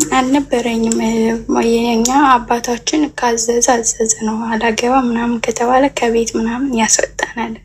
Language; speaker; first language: Amharic; native; Amharic